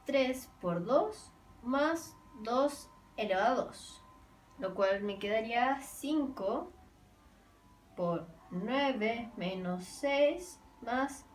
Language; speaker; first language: Spanish; native; Spanish